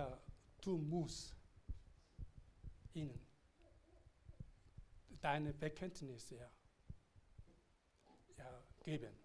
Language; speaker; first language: German; non-native, learner; Korean